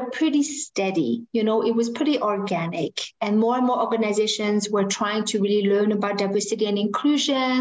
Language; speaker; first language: English; non-native, fluent; French